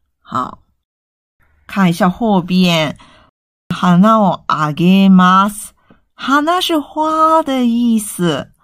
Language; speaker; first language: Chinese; non-native, fluent; Japanese